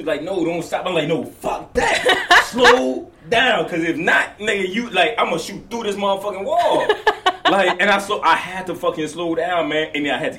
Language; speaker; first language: English; early bilingual, other home language; Igbo